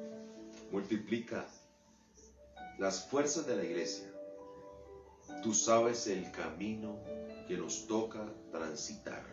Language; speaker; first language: Spanish; native; Spanish